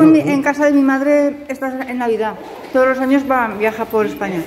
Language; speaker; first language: Spanish; native; Spanish